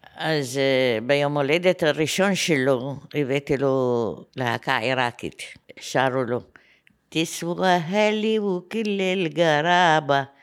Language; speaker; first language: Hebrew; non-native, fluent; Arabic